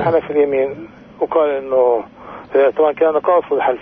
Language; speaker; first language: Arabic; native; Arabic